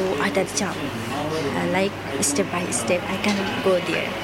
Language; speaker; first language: English; non-native, learner; Nepali